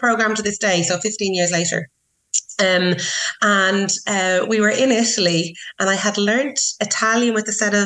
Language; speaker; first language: English; native; English